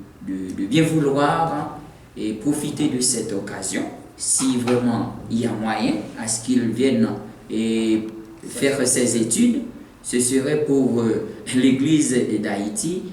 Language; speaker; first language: French; non-native, local second language; Haitian Creole